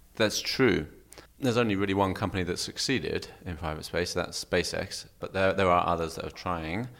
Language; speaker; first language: English; native; English